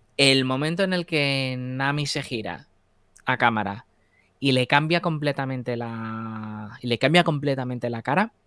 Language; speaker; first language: Spanish; native; Spanish